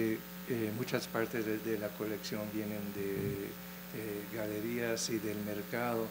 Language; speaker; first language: Spanish; non-native, fluent; English